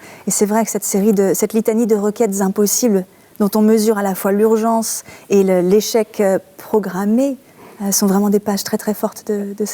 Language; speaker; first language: French; native; French